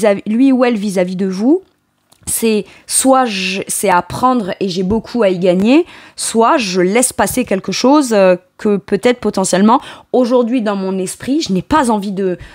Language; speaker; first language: French; native; French